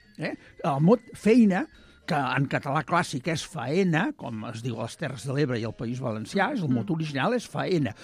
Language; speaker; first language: Catalan; native; Catalan